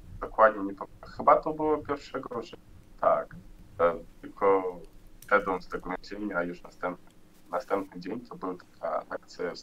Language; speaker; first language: Polish; non-native, learner; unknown